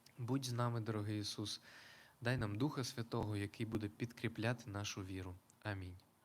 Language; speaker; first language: Ukrainian; non-native, local second language; Russian